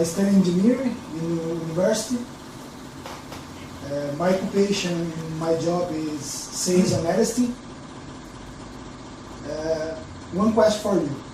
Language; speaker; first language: English; non-native, learner; Portuguese